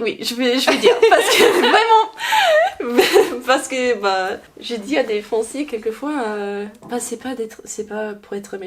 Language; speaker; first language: French; non-native, fluent; English